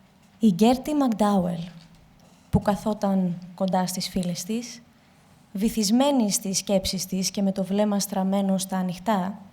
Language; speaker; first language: Greek; native; Greek